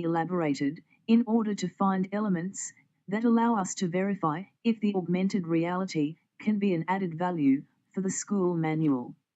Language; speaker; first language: English; non-native, fluent; Portuguese